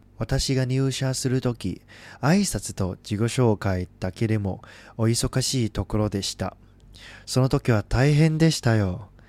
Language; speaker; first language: Japanese; non-native, fluent; Cantonese